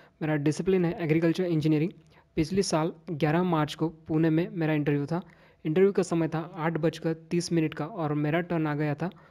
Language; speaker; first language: Hindi; non-native, local second language; Marathi